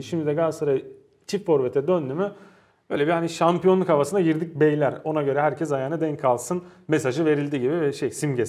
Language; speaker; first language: Turkish; native; Turkish